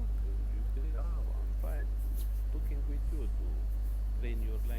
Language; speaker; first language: English; non-native, learner; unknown